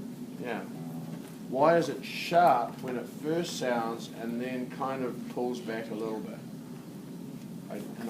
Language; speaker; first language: English; native; English